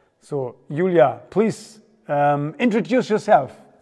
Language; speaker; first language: English; non-native, fluent; German